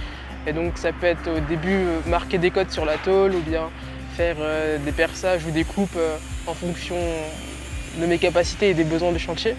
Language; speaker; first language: French; native; French